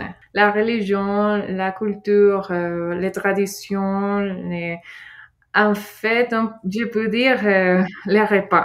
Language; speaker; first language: French; non-native, fluent; Spanish